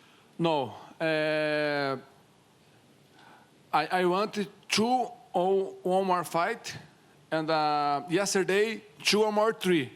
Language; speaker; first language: English; non-native, learner; Portuguese